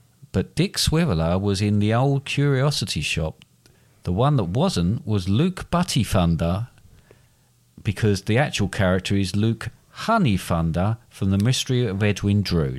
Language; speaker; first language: English; native; English